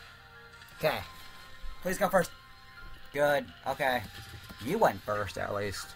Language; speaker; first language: English; native; English